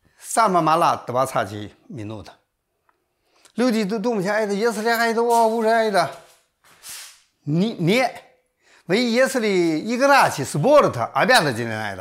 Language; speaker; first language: Russian; non-native, learner; Chinese